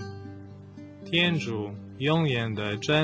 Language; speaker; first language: Chinese; non-native, fluent; Polish